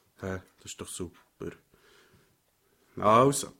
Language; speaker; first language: German; native; German